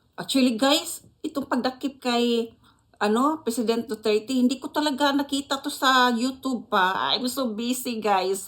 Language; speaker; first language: Filipino; non-native, local second language; Cebuano